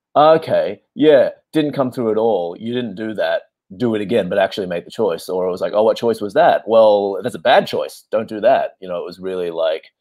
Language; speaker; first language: English; native; English